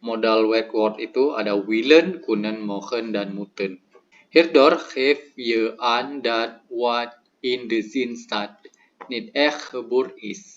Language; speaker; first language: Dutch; non-native, learner; Indonesian